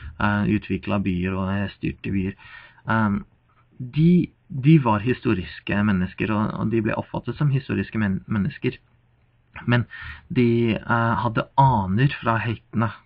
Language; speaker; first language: Norwegian; non-native, fluent; English